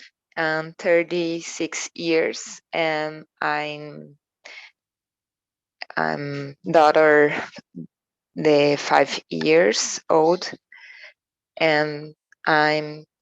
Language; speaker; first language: English; non-native, learner; Portuguese